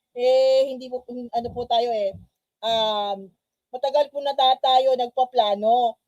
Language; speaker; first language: Filipino; non-native, local second language; Cebuano